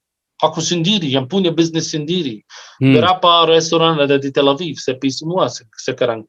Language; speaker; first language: Indonesian; non-native, fluent; Arabic